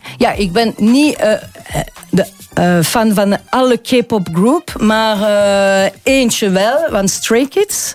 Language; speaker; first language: Dutch; non-native, local second language; French